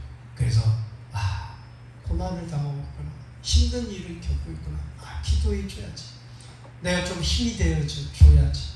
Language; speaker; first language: Korean; native; Korean